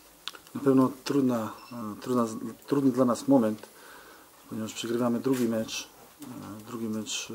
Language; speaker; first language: Polish; non-native, fluent; Serbian